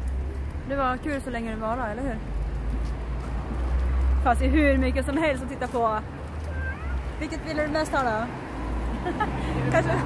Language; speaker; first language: Swedish; native; Swedish